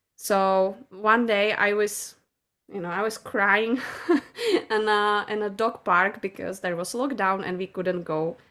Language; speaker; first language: English; non-native, fluent; Czech